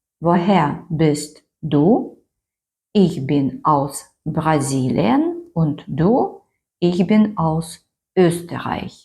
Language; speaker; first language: German; non-native, fluent; Ukrainian